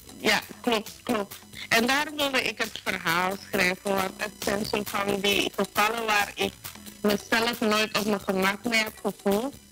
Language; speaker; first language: Dutch; native; Dutch